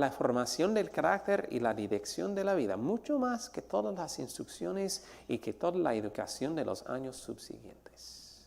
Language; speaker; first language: Spanish; non-native, fluent; English